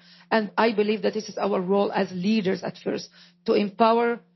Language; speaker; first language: English; non-native, fluent; Arabic